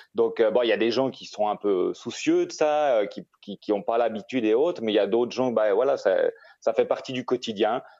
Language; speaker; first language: French; native; French